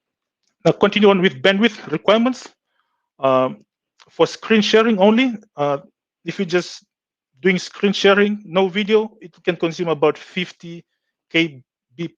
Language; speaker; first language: English; non-native, local second language; Fijian